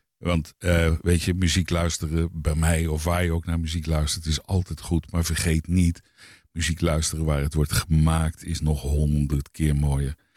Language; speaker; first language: Dutch; native; Dutch